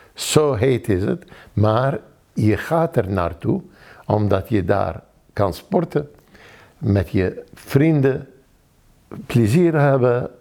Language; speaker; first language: Dutch; non-native, fluent; Arabic